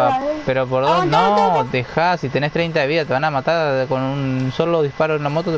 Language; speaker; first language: Spanish; native; Spanish